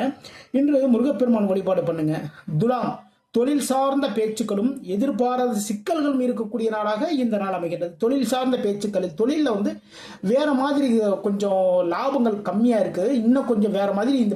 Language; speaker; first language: Tamil; native; Tamil